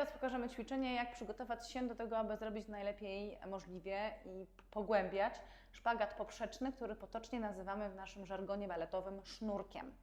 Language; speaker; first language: Polish; native; Polish